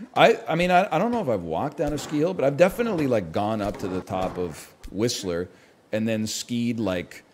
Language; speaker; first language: English; native; English